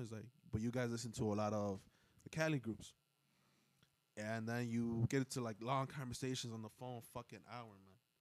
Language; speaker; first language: English; early bilingual, other home language; Spanish